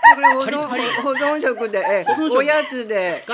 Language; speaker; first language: Japanese; native; Japanese